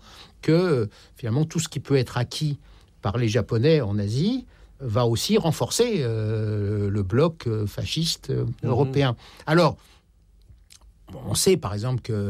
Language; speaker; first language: French; native; French